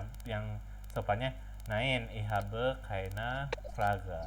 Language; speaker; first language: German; non-native, fluent; Indonesian